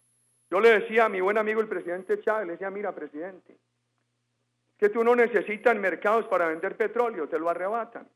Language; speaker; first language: Spanish; native; Spanish